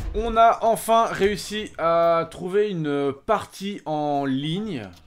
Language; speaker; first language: French; native; French